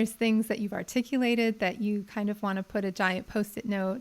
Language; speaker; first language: English; native; English